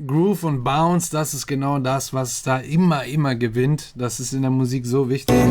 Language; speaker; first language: German; native; German